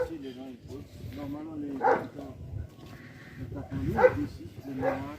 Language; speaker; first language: French; non-native, fluent; Nepali